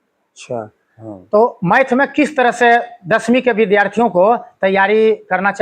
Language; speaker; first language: Hindi; native; Hindi